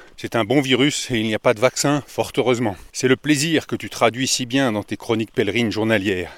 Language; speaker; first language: French; native; French